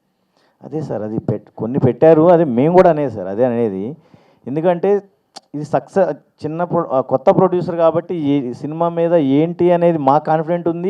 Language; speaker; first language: Telugu; native; Telugu